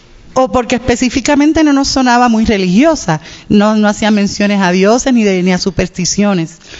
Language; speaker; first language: Spanish; native; Spanish